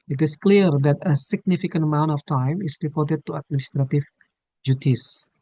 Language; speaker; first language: English; non-native, fluent; Indonesian